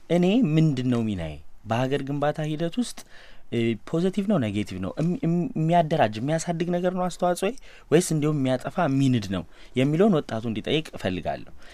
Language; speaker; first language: Amharic; native; Amharic